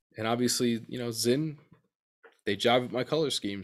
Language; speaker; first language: English; native; English